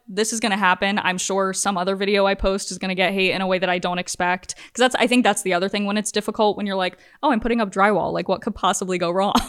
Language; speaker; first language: English; native; English